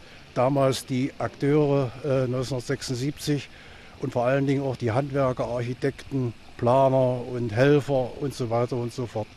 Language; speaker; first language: German; native; German